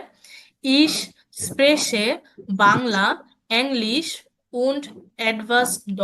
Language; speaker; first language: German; non-native, learner; Bangla